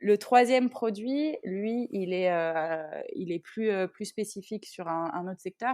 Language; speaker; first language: French; native; French